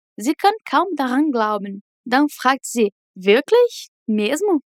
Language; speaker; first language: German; non-native, fluent; Portuguese